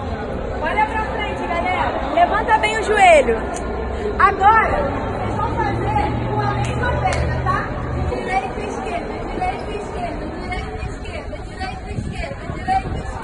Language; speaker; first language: Portuguese; native; Portuguese